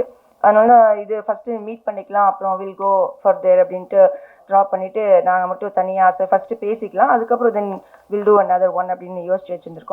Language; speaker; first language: Tamil; early bilingual, heritage; Tamil